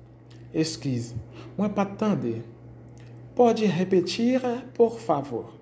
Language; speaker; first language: Portuguese; non-native, fluent; Haitian Creole